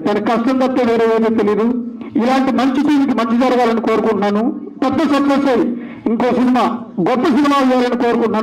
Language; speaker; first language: Telugu; native; Telugu